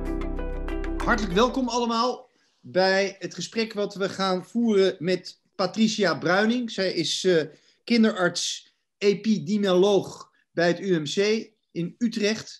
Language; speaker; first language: Dutch; native; Dutch